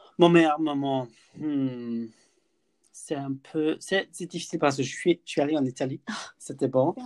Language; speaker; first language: French; non-native, learner; English